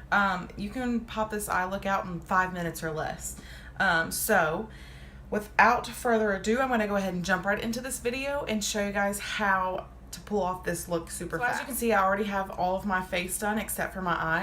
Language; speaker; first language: English; native; English